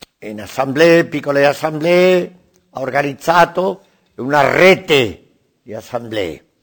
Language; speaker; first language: Italian; non-native, learner; Spanish